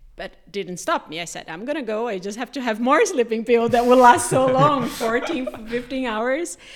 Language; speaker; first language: English; non-native, fluent; Portuguese